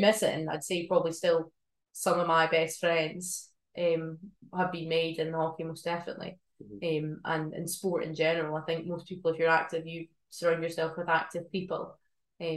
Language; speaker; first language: English; native; English